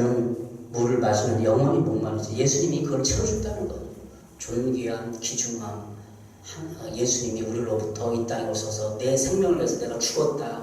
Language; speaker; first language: Korean; native; Korean